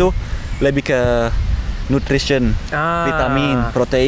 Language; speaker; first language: Indonesian; early bilingual, heritage; Indonesian